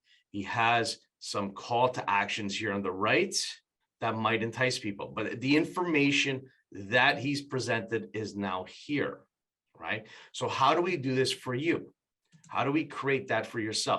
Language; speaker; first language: English; native; English